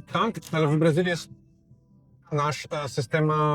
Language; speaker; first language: Polish; non-native, fluent; Portuguese